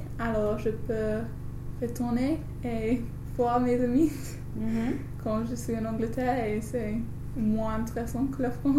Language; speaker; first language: French; non-native, learner; English